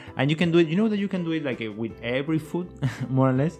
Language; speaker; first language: English; non-native, learner; Spanish